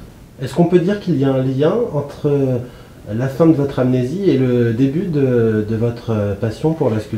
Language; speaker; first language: French; native; French